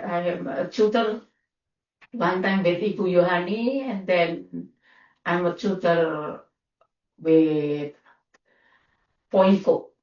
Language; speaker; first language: English; non-native, learner; Indonesian